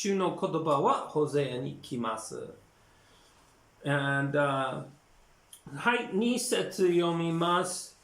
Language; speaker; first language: Japanese; non-native, learner; English